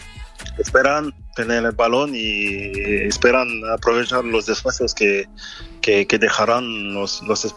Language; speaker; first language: Spanish; non-native, learner; French